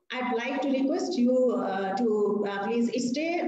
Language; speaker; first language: English; non-native, local second language; Nepali